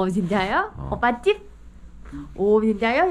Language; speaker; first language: Korean; non-native, learner; Vietnamese